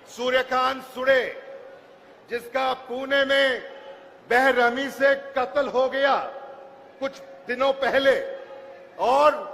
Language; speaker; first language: Hindi; non-native, local second language; Marathi